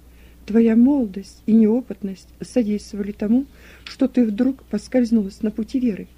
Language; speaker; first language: Russian; native; Russian